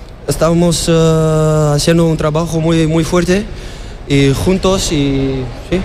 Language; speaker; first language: Spanish; non-native, fluent; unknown